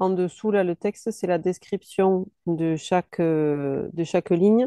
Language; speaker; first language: French; native; French